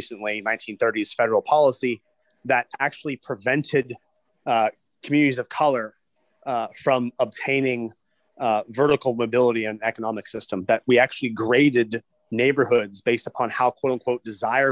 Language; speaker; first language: English; native; English